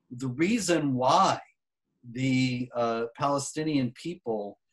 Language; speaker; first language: English; native; English